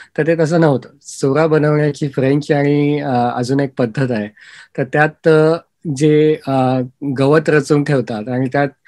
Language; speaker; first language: Marathi; native; Marathi